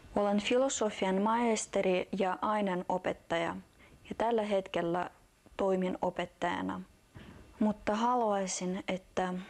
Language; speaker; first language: Finnish; non-native, fluent; Russian